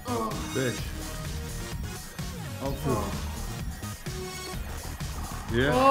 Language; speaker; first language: Turkish; non-native, fluent; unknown